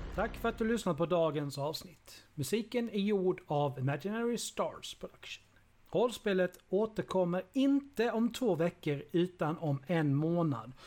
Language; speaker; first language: Swedish; native; Swedish